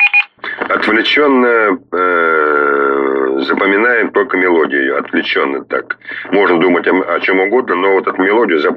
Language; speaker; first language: Russian; native; Russian